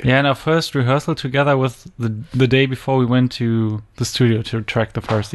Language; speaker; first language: English; non-native, fluent; German